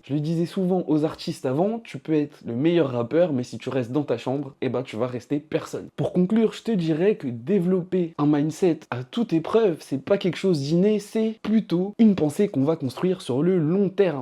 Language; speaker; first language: French; native; French